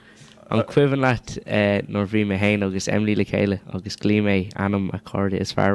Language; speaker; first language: Irish; non-native, local second language; English